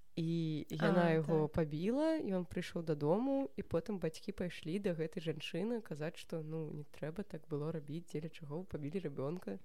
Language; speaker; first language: Belarusian; non-native, local second language; Russian